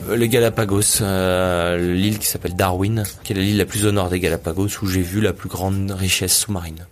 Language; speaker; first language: French; native; French